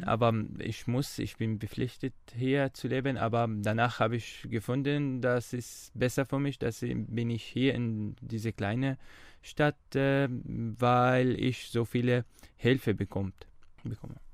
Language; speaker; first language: German; non-native, learner; Arabic